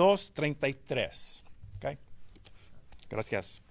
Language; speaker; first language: Spanish; early bilingual, heritage; English